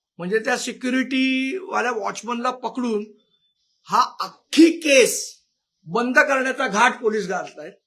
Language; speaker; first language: Marathi; native; Marathi